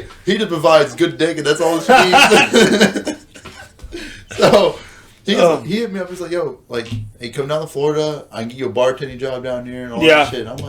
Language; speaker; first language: English; native; English